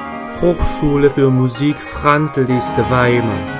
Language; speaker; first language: German; non-native, learner; Japanese